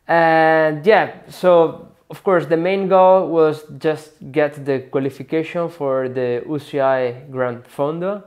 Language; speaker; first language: English; non-native, learner; Italian